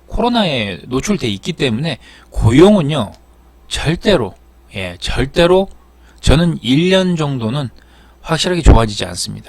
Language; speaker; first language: Korean; native; Korean